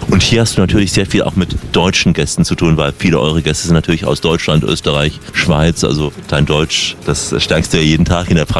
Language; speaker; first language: German; native; German